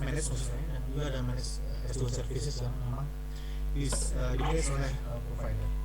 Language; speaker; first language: Indonesian; native; Indonesian